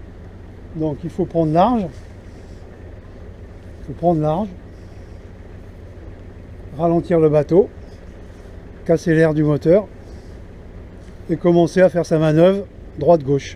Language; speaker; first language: French; native; French